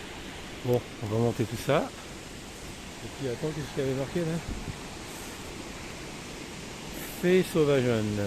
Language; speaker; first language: French; native; French